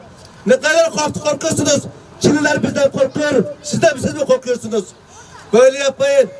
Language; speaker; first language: Turkish; non-native, fluent; Uyghur